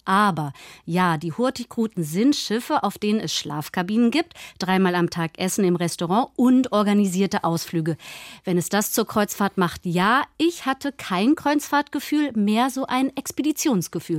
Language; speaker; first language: German; native; German